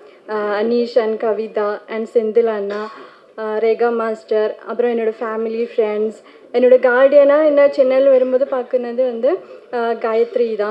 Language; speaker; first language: Tamil; non-native, learner; Malayalam